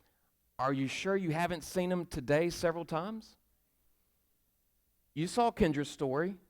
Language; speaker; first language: English; native; English